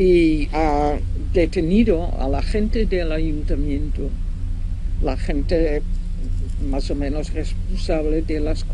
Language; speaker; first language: Spanish; non-native, fluent; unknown